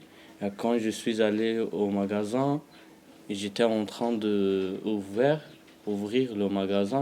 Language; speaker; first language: French; non-native, learner; Pashto